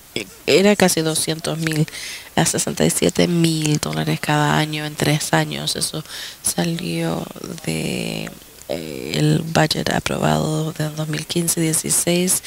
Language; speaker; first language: Spanish; non-native, fluent; English